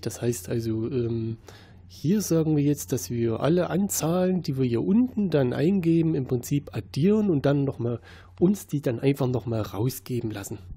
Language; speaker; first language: German; native; German